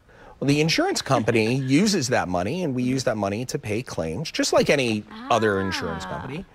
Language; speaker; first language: English; native; English